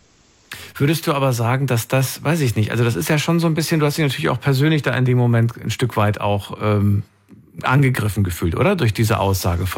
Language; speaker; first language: German; native; German